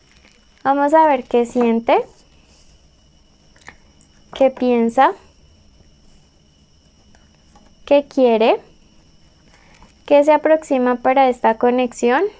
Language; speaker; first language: Spanish; native; Spanish